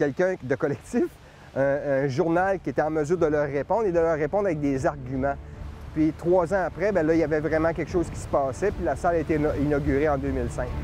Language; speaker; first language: French; native; French